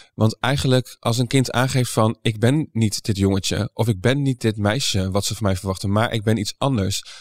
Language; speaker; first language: Dutch; native; Dutch